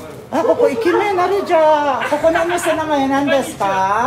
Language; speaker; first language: Japanese; non-native, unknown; Filipino